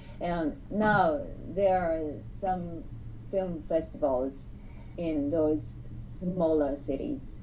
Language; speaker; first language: English; non-native, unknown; Japanese